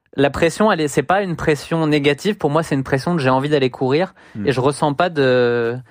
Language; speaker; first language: French; native; French